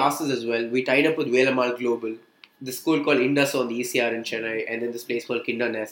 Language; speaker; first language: English; non-native, local second language; Tamil